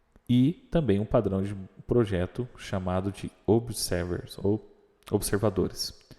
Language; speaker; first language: Portuguese; native; Portuguese